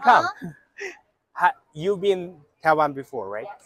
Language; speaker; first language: English; non-native, learner; Chinese